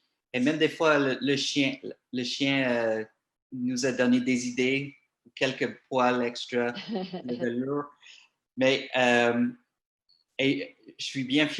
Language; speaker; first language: French; non-native, local second language; English